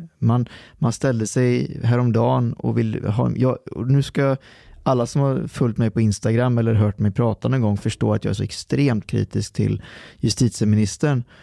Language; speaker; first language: Swedish; early bilingual, other home language; Arabic